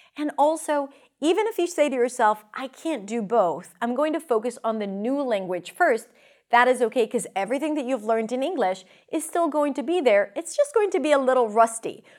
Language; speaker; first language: English; non-native, fluent; Hebrew